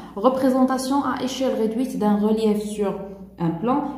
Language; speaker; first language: French; non-native, local second language; Arabic